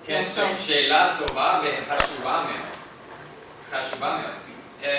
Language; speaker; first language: Hebrew; non-native, learner; English